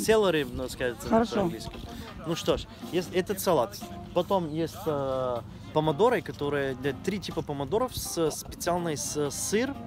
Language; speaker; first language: Russian; non-native, learner; Bulgarian